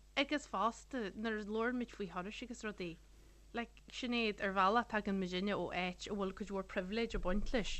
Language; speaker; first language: Irish; native; Irish